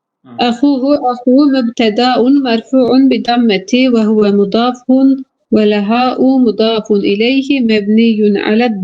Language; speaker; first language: Arabic; non-native, learner; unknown